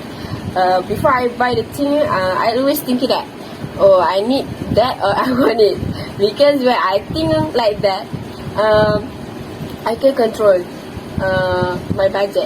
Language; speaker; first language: English; non-native, local second language; Malay